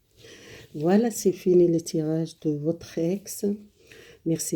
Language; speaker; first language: French; non-native, learner; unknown